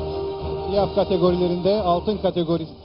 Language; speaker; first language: Turkish; native; Turkish